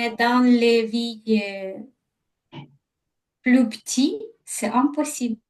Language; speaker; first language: French; non-native, learner; Ukrainian